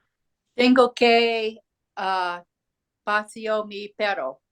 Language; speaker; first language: Spanish; non-native, learner; English